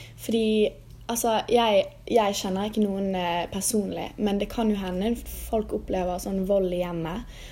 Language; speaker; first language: Norwegian; native; Norwegian